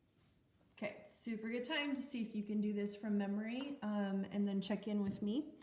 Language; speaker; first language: English; native; English